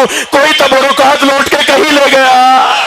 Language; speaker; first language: Urdu; native; Urdu